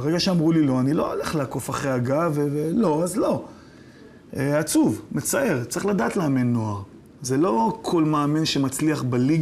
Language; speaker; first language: Hebrew; native; Hebrew